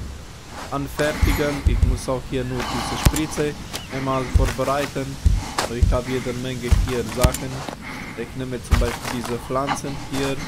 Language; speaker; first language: German; non-native, fluent; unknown